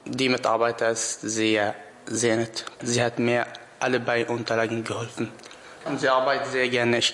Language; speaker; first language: German; non-native, learner; Arabic